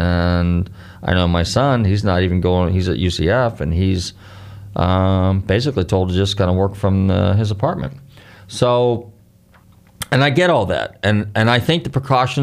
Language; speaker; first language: English; native; English